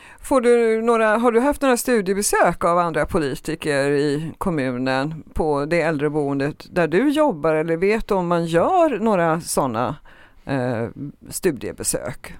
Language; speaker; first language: Swedish; native; Swedish